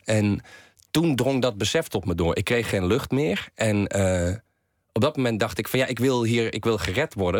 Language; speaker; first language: Dutch; native; Dutch